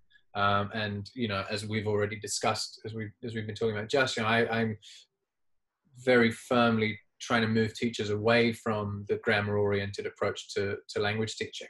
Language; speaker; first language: English; native; English